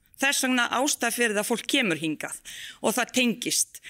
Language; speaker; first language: Icelandic; non-native, fluent; Bosnian